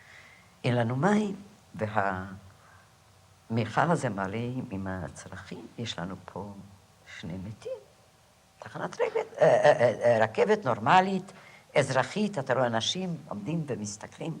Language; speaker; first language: Hebrew; non-native, fluent; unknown